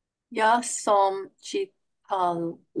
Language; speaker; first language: Slovak; non-native, learner; English